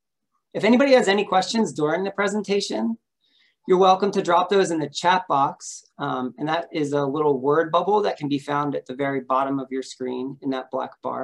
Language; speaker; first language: English; native; English